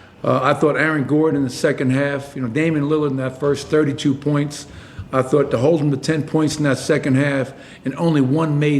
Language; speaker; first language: English; native; English